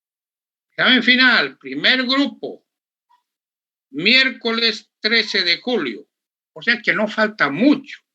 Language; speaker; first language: Spanish; native; Spanish